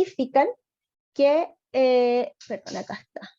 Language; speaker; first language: Spanish; native; Spanish